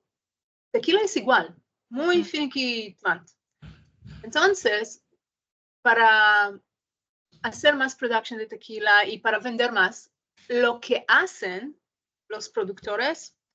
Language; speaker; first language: Spanish; non-native, learner; English